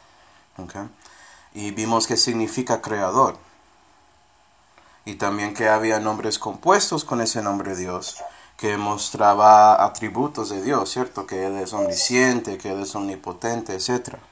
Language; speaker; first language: Spanish; non-native, fluent; English